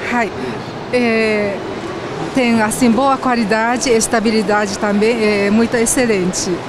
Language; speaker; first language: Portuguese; non-native, learner; Japanese